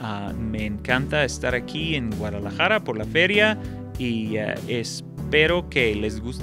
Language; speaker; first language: Spanish; non-native, fluent; English